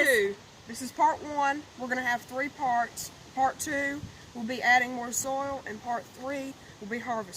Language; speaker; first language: English; native; English